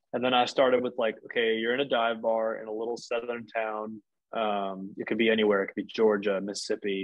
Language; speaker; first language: English; native; English